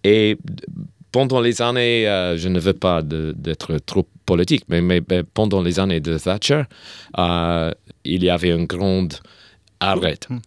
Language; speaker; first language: French; non-native, learner; English